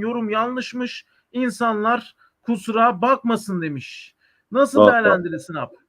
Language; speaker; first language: Turkish; native; Turkish